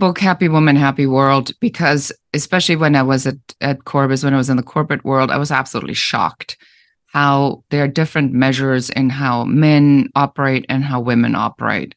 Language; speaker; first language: English; non-native, fluent; German